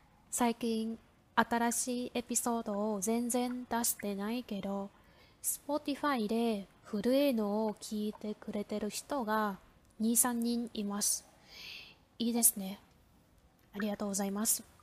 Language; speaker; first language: Japanese; non-native, fluent; Vietnamese